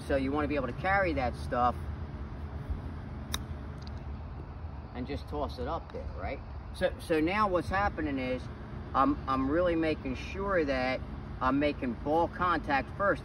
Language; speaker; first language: English; native; English